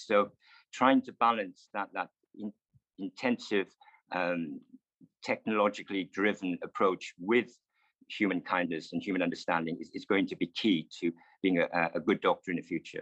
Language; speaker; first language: English; native; English